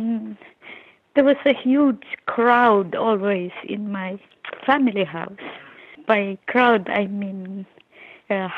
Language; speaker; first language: English; non-native, local second language; Filipino